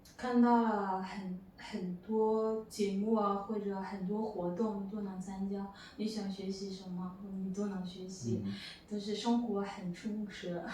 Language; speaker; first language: Chinese; non-native, fluent; Malagasy